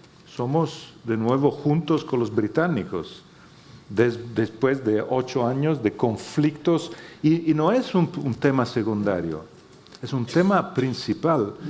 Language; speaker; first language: Spanish; non-native, fluent; Italian